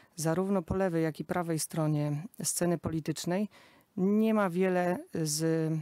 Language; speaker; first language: Polish; native; Polish